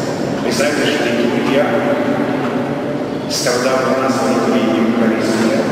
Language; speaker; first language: Ukrainian; non-native, local second language; Rusyn